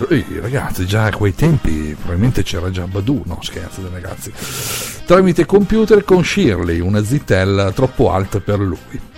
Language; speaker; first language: Italian; native; Italian